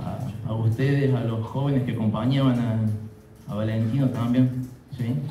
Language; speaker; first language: Spanish; native; Spanish